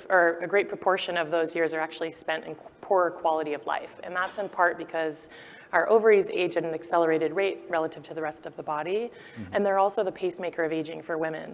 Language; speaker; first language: English; native; English